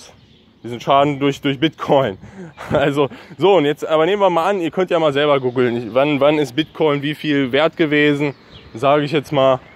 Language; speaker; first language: German; native; German